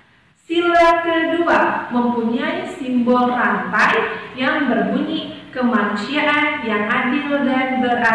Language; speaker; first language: Indonesian; native; Indonesian